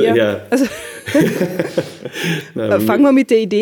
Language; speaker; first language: German; native; German